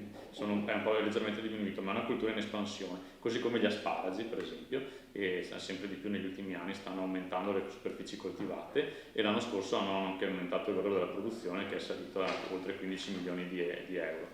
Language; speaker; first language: Italian; native; Italian